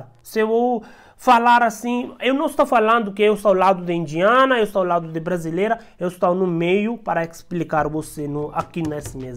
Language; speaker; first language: Portuguese; non-native, learner; Hindi